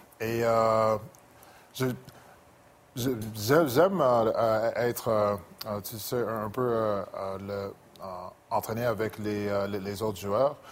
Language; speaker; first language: French; non-native, local second language; English